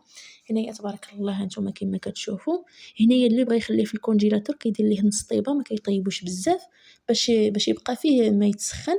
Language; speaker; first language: Arabic; native; Arabic